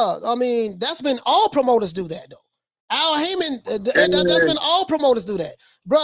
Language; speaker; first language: English; native; English